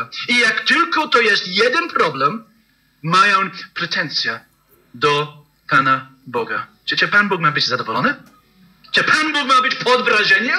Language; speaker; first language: Polish; non-native, fluent; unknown